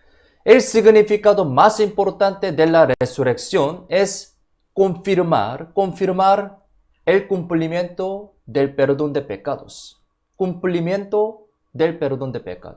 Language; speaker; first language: Spanish; non-native, fluent; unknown